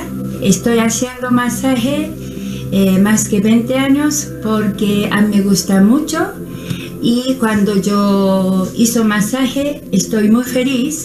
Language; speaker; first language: Spanish; non-native, learner; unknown